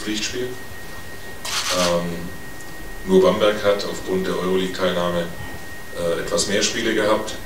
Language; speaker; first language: German; native; German